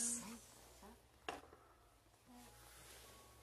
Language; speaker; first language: Japanese; non-native, learner; Chinese